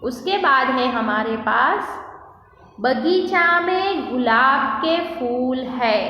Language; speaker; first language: Hindi; non-native, local second language; Gujarati